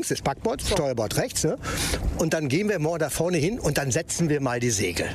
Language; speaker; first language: German; native; German